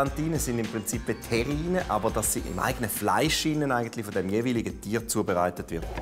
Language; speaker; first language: German; native; German